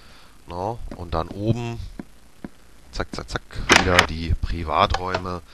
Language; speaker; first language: German; native; German